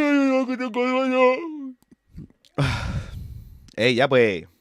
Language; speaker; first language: Spanish; native; Spanish